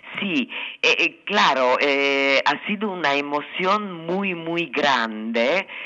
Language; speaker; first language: Spanish; early bilingual, heritage; Italian